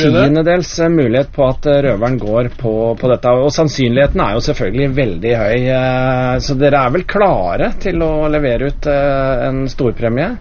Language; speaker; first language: Norwegian; native; Norwegian